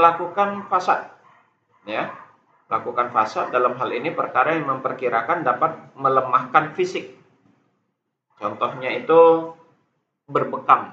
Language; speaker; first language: Indonesian; native; Indonesian